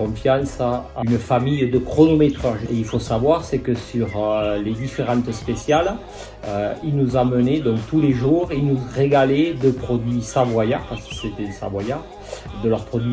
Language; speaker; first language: French; native; French